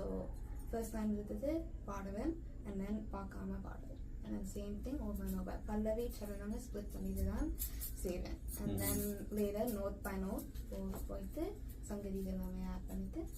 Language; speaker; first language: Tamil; early bilingual, heritage; Tamil